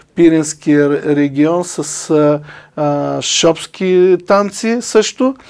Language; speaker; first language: Bulgarian; native; Bulgarian